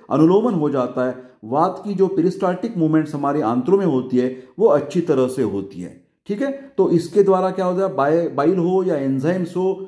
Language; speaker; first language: Hindi; non-native, local second language; Marathi